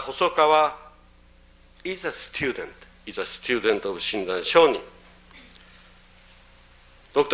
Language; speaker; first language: English; non-native, fluent; Japanese